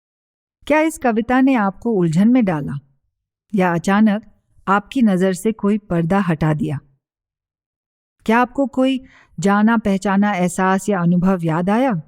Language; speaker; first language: Hindi; native; Hindi